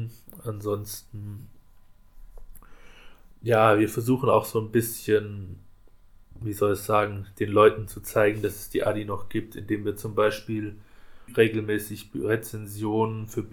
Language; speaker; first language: German; native; German